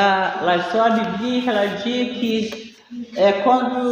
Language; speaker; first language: Portuguese; non-native, learner; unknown